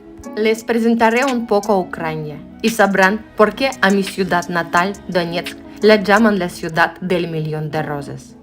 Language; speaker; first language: Spanish; non-native, learner; Russian